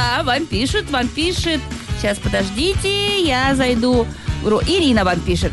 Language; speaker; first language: Russian; native; Russian